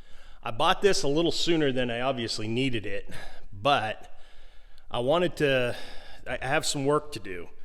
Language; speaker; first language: English; native; English